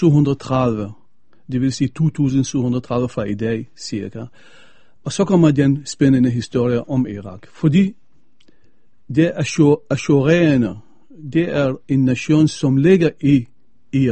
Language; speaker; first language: Danish; non-native, fluent; Arabic